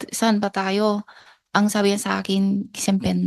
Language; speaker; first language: Filipino; non-native, learner; Chinese